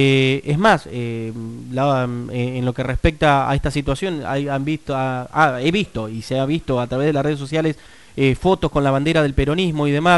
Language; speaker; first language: Spanish; native; Spanish